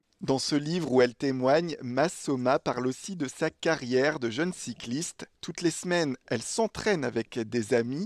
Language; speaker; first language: French; native; French